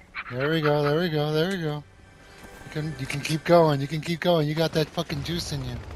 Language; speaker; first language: English; early bilingual, other home language; Spanish